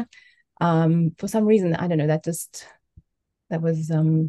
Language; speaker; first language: English; native; English